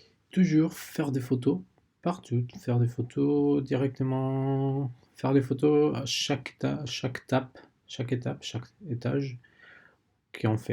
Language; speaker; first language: French; non-native, learner; Spanish